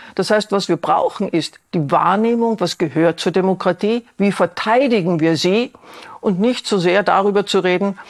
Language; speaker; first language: German; native; German